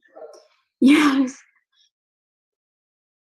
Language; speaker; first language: English; non-native, learner; Vietnamese